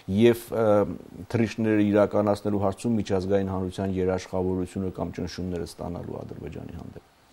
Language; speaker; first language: Armenian; native; Armenian